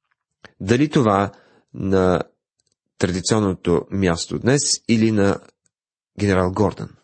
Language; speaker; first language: Bulgarian; native; Bulgarian